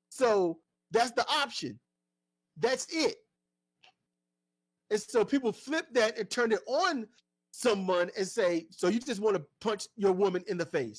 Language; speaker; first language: English; native; English